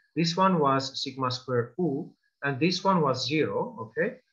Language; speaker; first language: English; non-native, fluent; Armenian